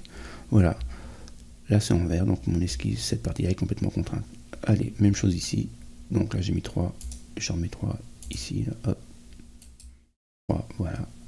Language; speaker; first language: French; native; French